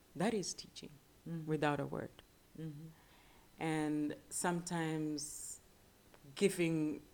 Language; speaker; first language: English; non-native, local second language; Luo (Kenya and Tanzania)